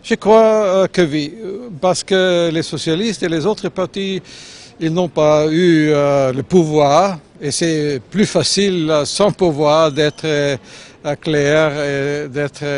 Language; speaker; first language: French; non-native, fluent; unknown